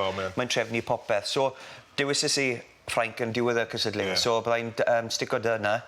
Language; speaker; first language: Welsh; native; Welsh